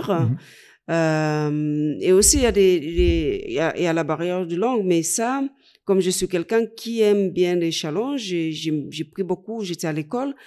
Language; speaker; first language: French; non-native, fluent; English